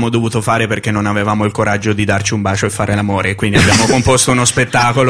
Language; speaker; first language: Italian; native; Italian